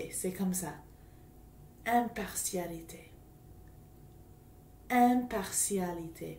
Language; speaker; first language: French; non-native, fluent; English